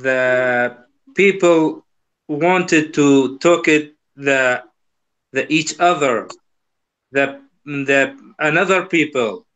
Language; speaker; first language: English; non-native, learner; Kurdish